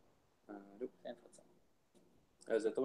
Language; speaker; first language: English; native; English